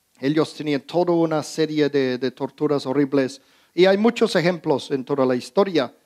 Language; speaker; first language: Spanish; early bilingual, heritage; Spanish